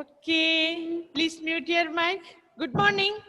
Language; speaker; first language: English; non-native, fluent; Malayalam